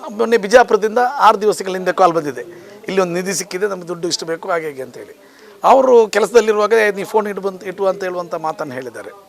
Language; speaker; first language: Kannada; native; Kannada